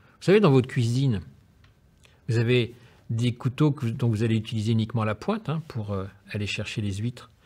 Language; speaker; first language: French; native; French